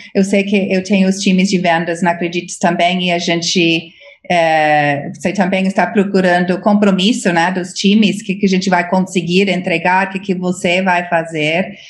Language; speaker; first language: Portuguese; non-native, fluent; English